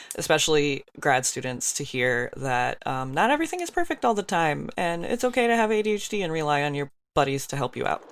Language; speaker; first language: English; early bilingual, other home language; Yoruba